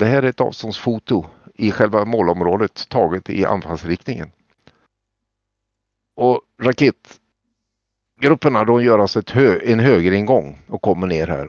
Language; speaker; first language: Swedish; native; Swedish